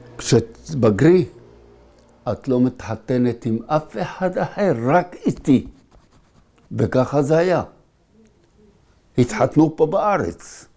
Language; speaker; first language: Hebrew; early bilingual, other home language; Arabic